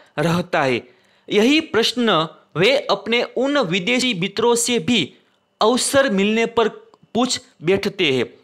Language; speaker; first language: Hindi; non-native, local second language; Gujarati